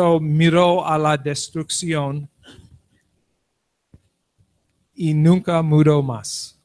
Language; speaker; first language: Spanish; non-native, learner; English